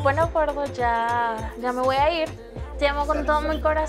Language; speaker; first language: Spanish; native; Spanish